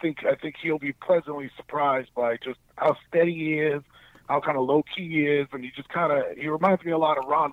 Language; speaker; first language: English; native; English